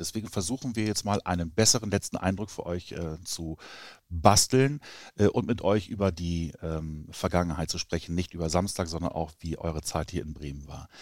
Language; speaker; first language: German; native; German